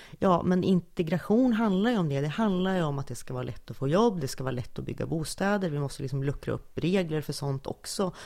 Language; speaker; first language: Swedish; native; Swedish